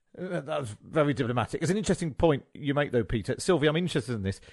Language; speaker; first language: English; native; English